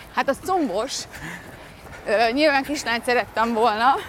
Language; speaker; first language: Hungarian; native; Hungarian